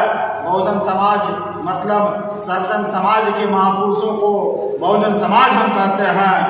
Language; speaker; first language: Hindi; native; Hindi